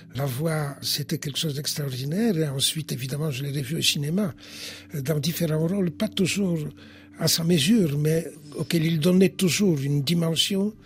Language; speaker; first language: French; non-native, fluent; Polish